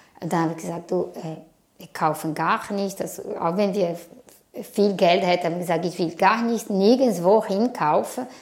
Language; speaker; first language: German; non-native, fluent; Portuguese